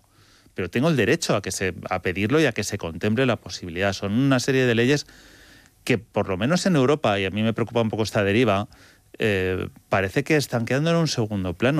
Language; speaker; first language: Spanish; native; Spanish